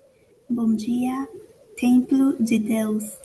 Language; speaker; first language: Portuguese; non-native, learner; Spanish